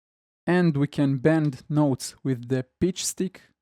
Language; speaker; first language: English; non-native, fluent; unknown